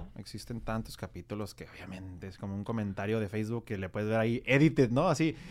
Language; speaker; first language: Spanish; native; Spanish